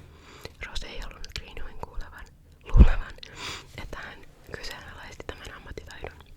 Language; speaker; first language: Finnish; native; Finnish